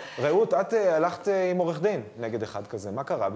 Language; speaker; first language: Hebrew; native; Hebrew